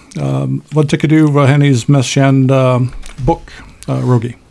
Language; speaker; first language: Swedish; non-native, learner; English